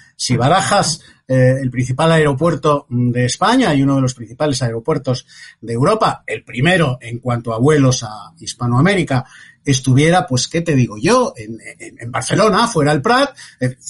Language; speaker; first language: Spanish; native; Spanish